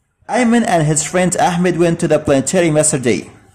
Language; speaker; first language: English; non-native, fluent; Arabic